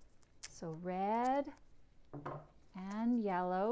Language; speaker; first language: English; native; English